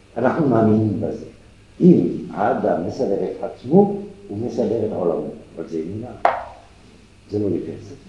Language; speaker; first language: Hebrew; non-native, fluent; French